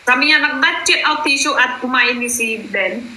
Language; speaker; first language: Filipino; non-native, local second language; Cebuano